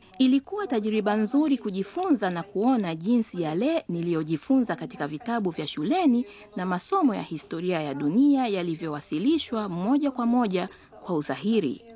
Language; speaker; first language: Swahili; native; Swahili